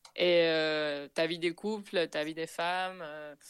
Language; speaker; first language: French; non-native, fluent; Spanish